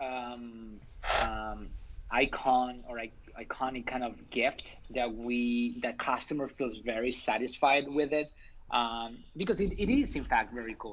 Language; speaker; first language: English; non-native, fluent; Spanish